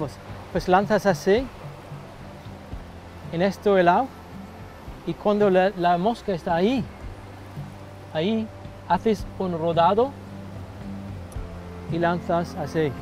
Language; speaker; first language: Spanish; non-native, learner; English